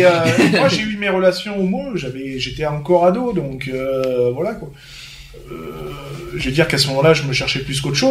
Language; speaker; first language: French; native; French